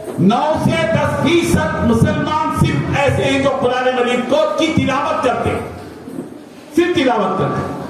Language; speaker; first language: Urdu; native; Urdu